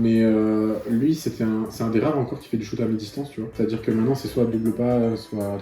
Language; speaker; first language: French; native; French